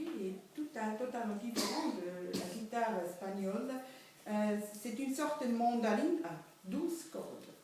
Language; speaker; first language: French; non-native, fluent; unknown